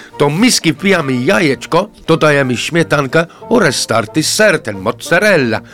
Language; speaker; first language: Polish; non-native, fluent; English